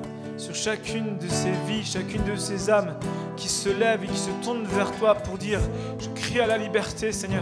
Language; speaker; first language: French; native; French